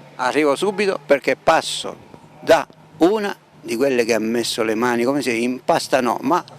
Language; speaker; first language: Italian; native; Italian